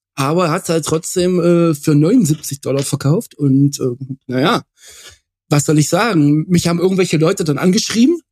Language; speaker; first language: German; native; German